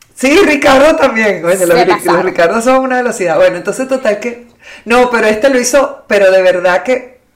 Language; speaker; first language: Spanish; native; Spanish